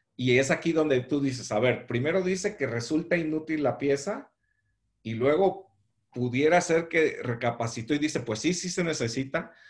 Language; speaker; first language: Spanish; native; Spanish